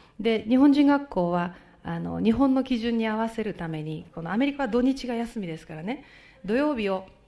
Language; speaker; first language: Japanese; native; Japanese